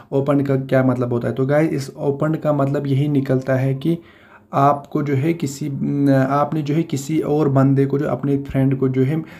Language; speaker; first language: Hindi; native; Hindi